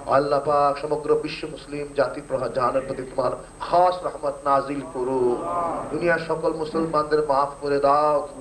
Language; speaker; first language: Bangla; non-native, fluent; Urdu